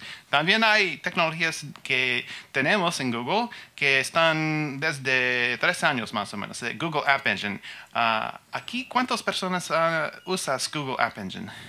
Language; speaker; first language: Spanish; non-native, learner; English